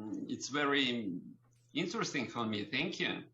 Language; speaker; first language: English; non-native, learner; Russian